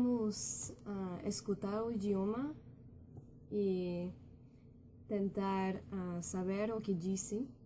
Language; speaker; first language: Portuguese; non-native, learner; English